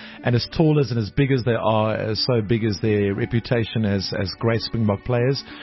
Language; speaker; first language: English; non-native, local second language; Afrikaans